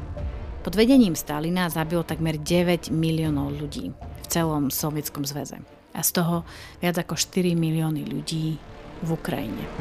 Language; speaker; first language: Slovak; native; Slovak